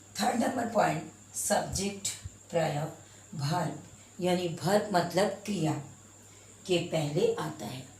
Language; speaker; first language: Hindi; native; Hindi